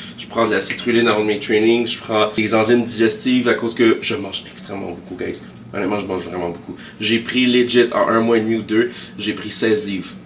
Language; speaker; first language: French; early bilingual, other home language; Haitian Creole